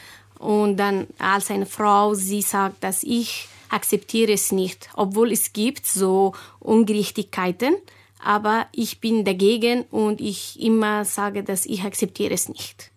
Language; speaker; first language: German; non-native, learner; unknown